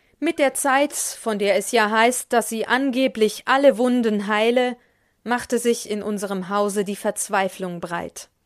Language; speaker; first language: German; native; German